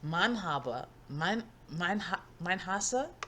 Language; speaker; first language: German; non-native, learner; English